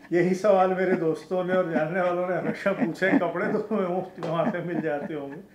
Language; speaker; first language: Hindi; native; Hindi